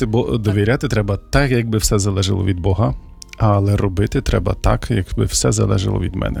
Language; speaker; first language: Ukrainian; native; Ukrainian